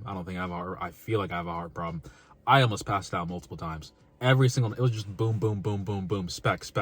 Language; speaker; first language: English; native; English